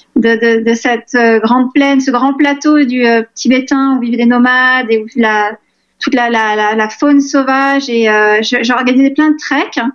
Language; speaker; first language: French; native; French